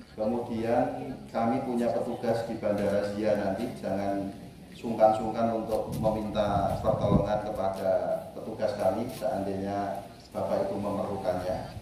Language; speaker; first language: Indonesian; native; Indonesian